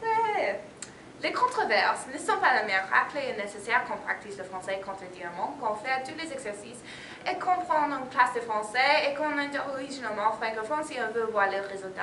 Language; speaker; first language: French; non-native, learner; English